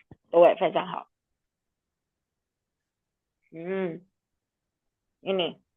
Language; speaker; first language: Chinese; non-native, fluent; Indonesian